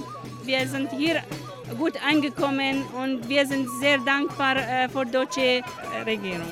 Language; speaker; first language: German; non-native, fluent; Kurdish